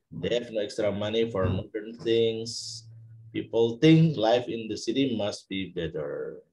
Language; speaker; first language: English; non-native, fluent; Indonesian